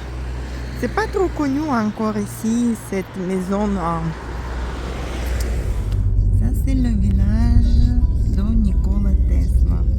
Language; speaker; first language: French; non-native, fluent; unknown